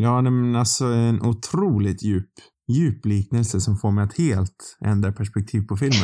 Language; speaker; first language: Swedish; native; Swedish